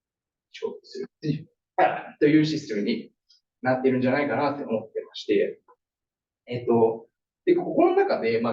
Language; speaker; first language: Japanese; native; Japanese